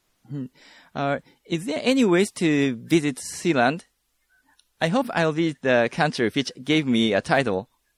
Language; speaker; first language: English; non-native, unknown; Japanese